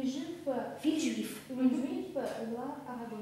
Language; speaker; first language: French; non-native, learner; Russian